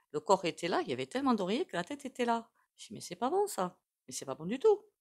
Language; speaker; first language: French; native; French